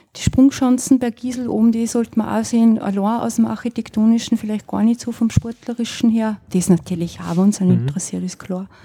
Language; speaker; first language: German; native; German